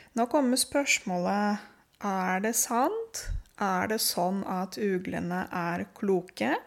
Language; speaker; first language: Norwegian; non-native, fluent; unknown